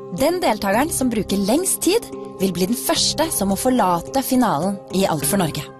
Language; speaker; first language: Norwegian; native; Norwegian